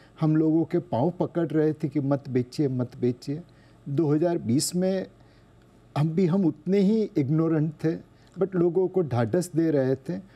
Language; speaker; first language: Hindi; non-native, local second language; Gujarati